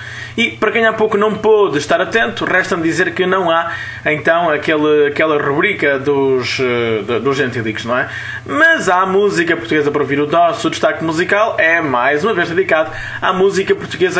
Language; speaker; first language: Portuguese; native; Portuguese